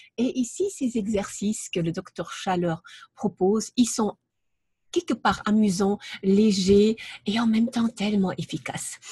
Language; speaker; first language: French; non-native, fluent; German